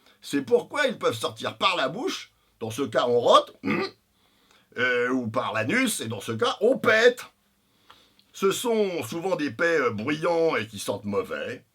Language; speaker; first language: French; native; French